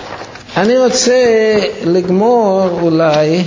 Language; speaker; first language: Hebrew; non-native, fluent; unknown